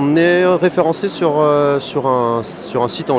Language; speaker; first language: French; native; French